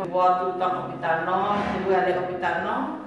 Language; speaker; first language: French; non-native, learner; Khmer